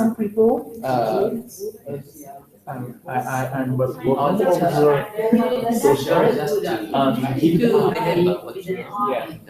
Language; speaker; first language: English; non-native, learner; Japanese